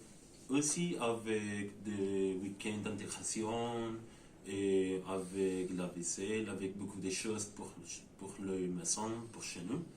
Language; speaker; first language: French; non-native, learner; Spanish